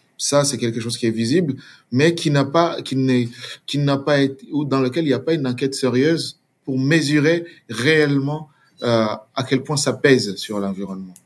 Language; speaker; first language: French; non-native, local second language; Swahili